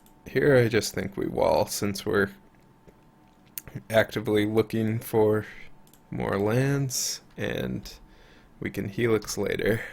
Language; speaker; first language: English; native; English